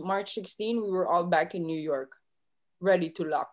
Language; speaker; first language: English; non-native, local second language; Filipino